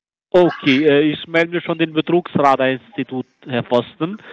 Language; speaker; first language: German; non-native, fluent; Albanian